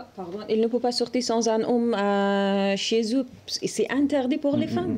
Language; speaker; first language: French; non-native, learner; Persian